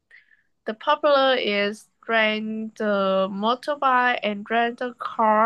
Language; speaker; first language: English; non-native, learner; Vietnamese